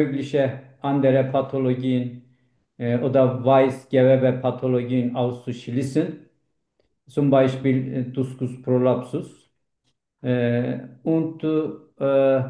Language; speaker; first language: German; non-native, learner; Turkish